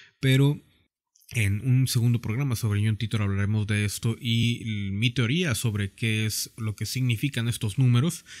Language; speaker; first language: Spanish; native; Spanish